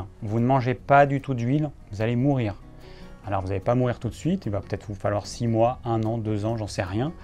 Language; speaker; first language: French; native; French